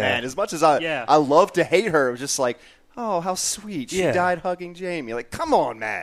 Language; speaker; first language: English; native; English